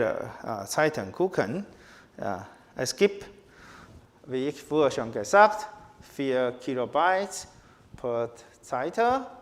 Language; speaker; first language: German; non-native, learner; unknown